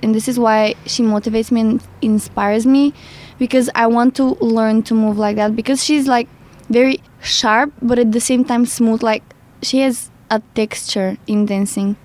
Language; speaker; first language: English; non-native, fluent; Bulgarian